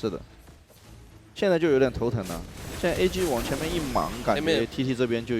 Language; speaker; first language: Chinese; native; Chinese